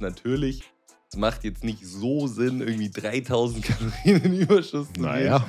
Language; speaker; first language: German; native; German